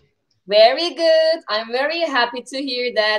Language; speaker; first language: English; non-native, fluent; Turkish